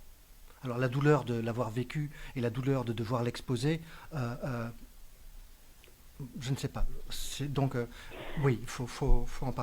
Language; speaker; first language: French; native; French